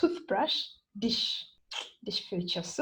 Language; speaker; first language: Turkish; non-native, learner; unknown